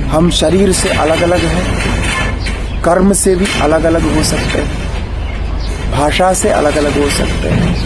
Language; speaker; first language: Hindi; non-native, local second language; Malayalam